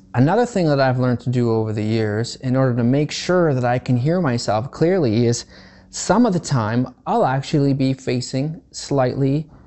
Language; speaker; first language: English; native; English